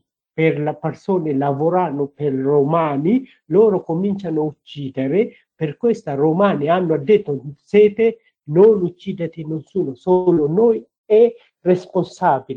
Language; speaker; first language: Italian; non-native, learner; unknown